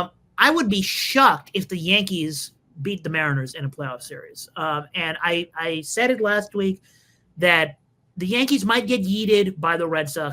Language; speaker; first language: English; native; English